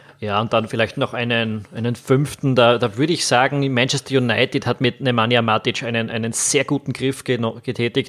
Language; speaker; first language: German; native; German